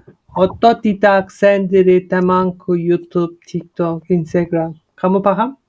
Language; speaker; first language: Indonesian; non-native, learner; Turkish